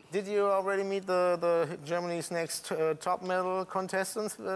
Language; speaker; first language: English; non-native, fluent; German